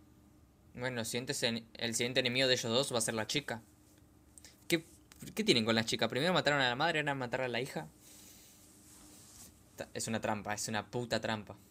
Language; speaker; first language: Spanish; native; Spanish